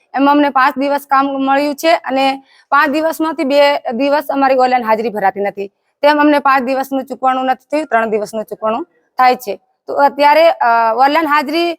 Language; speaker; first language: Gujarati; native; Gujarati